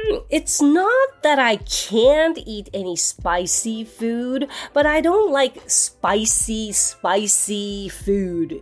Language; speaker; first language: English; non-native, fluent; Japanese